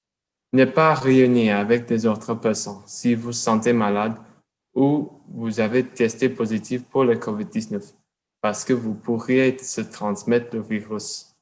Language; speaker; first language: French; non-native, learner; English